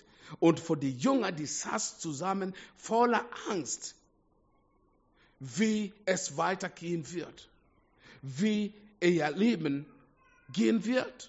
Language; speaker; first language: German; non-native, fluent; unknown